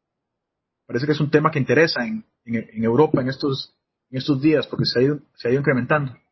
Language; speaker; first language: Spanish; native; Spanish